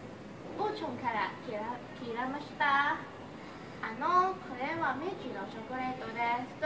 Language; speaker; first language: Japanese; non-native, learner; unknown